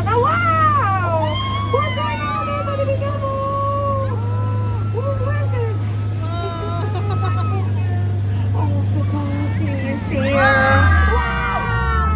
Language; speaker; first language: English; non-native, learner; Cantonese